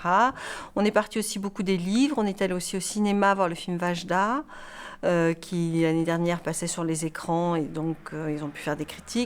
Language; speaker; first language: French; native; French